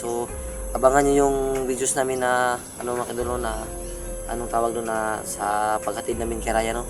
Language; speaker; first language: Filipino; non-native, local second language; Cebuano